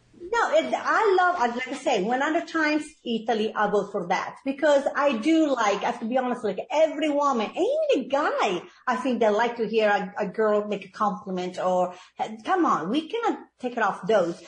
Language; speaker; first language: English; non-native, fluent; Italian